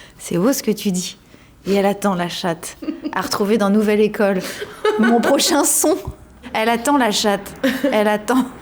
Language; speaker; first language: French; native; French